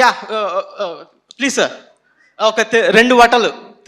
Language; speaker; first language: Telugu; native; Telugu